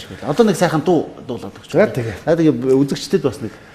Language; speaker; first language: Mongolian; native; Mongolian